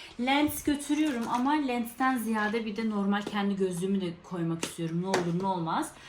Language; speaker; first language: Turkish; native; Turkish